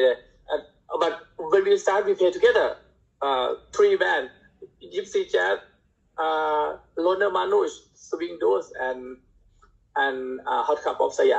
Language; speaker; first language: English; non-native, learner; Thai